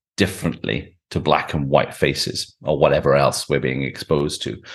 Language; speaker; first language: English; native; English